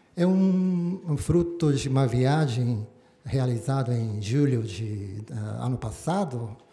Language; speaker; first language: Portuguese; non-native, fluent; Japanese